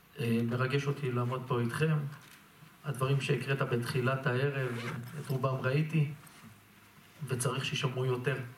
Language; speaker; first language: Hebrew; native; Hebrew